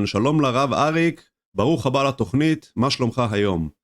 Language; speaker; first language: Hebrew; native; Hebrew